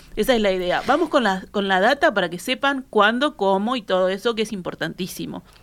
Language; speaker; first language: Spanish; native; Spanish